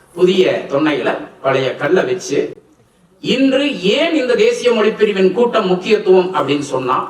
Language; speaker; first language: Tamil; non-native, local second language; Telugu